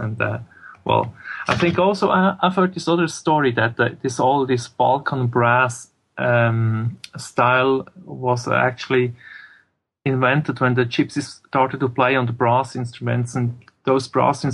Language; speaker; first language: English; non-native, fluent; German